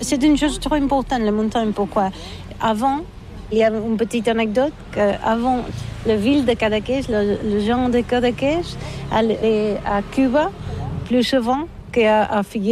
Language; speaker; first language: French; non-native, learner; Catalan